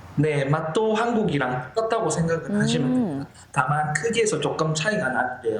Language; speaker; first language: Korean; native; Korean